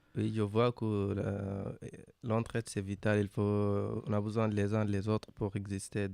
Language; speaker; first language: French; non-native, learner; Arabic